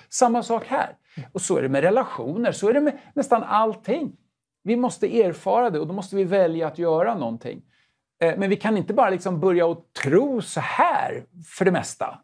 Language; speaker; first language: Swedish; native; Swedish